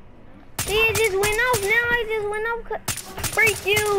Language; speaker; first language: English; native; English